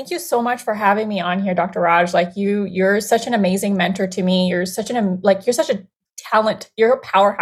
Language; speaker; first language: English; non-native, local second language; Bangla